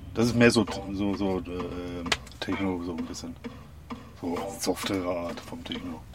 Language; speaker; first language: German; native; German